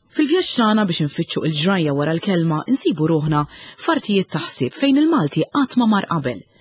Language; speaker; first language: Maltese; native; Maltese